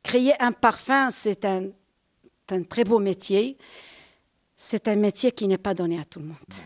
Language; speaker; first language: French; non-native, local second language; Arabic